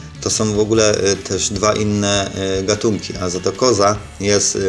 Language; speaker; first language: Polish; native; Polish